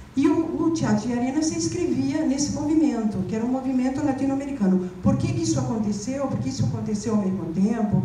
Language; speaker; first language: Portuguese; non-native, fluent; Spanish